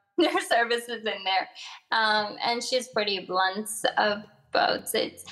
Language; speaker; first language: English; early bilingual, other home language; Arabic